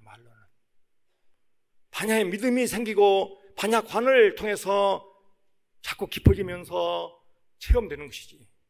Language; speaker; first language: Korean; native; Korean